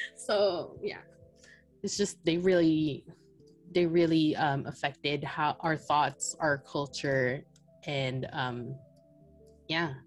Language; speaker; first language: English; non-native, local second language; Filipino